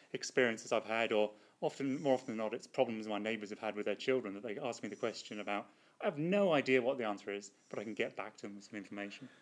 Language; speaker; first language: English; native; English